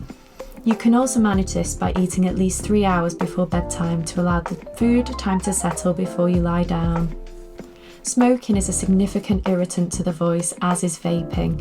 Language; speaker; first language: English; native; English